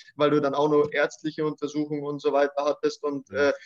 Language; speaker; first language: German; native; German